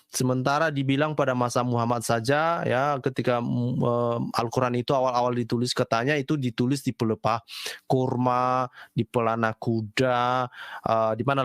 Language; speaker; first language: Indonesian; native; Indonesian